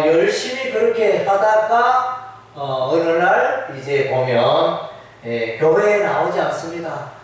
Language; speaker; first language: Korean; native; Korean